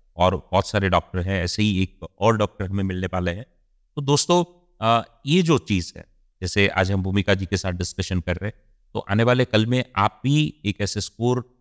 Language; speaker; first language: Hindi; non-native, local second language; Gujarati